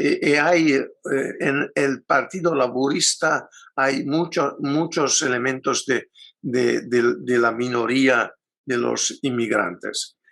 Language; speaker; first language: Spanish; non-native, fluent; Italian